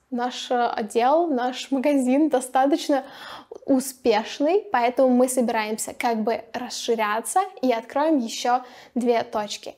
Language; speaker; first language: Russian; native; Russian